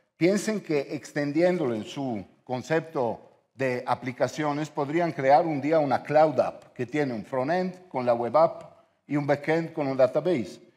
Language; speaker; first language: Spanish; non-native, fluent; Italian